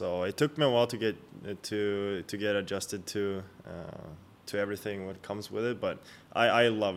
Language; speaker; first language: English; non-native, fluent; Swedish